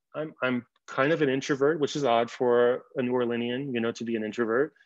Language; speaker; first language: English; native; English